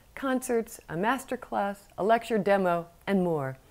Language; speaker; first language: English; native; English